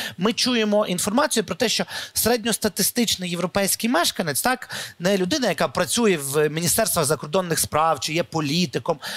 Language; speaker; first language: Ukrainian; native; Ukrainian